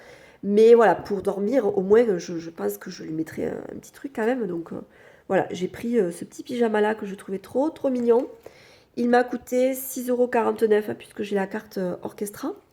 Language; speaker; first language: French; native; French